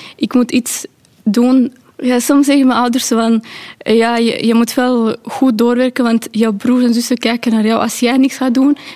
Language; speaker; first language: Dutch; non-native, fluent; Urdu